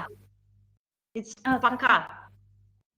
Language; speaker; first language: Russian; native; Russian